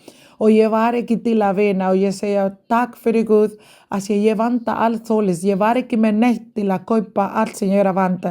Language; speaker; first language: Icelandic; non-native, learner; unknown